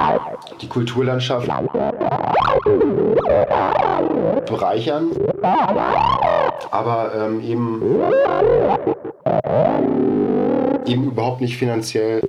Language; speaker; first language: German; native; German